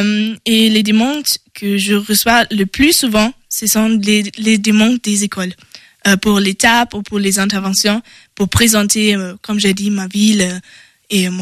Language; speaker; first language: French; non-native, learner; German